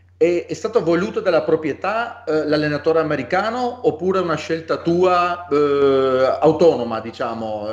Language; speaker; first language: Italian; native; Italian